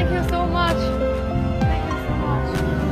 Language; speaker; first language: English; non-native, learner; Chinese